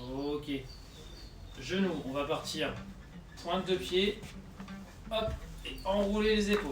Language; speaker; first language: French; native; French